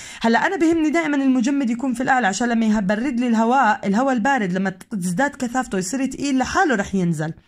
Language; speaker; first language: Arabic; native; Arabic